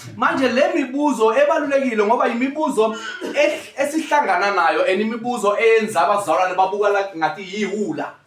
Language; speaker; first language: Zulu; native; Zulu